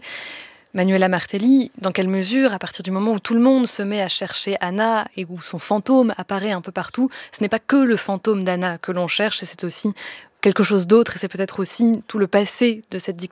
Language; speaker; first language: French; native; French